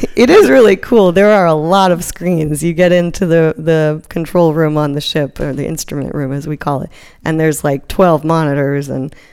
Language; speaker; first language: English; native; English